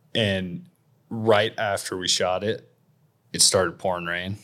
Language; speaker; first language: English; native; English